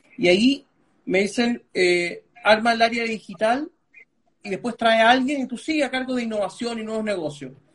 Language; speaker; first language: Spanish; early bilingual, other home language; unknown